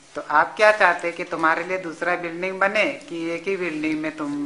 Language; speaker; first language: Hindi; native; Hindi